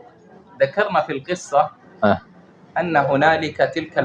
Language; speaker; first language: Arabic; native; Arabic